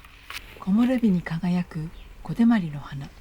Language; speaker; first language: Japanese; native; Japanese